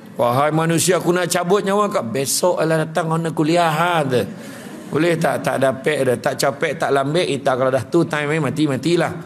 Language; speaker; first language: Malay; native; Malay